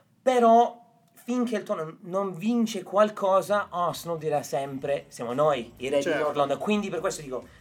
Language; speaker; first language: Italian; non-native, fluent; English